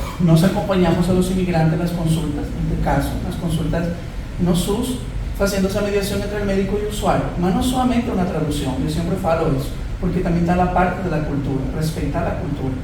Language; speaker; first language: Portuguese; non-native, fluent; Spanish